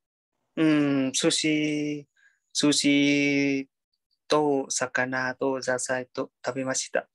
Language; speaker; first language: Japanese; non-native, learner; Vietnamese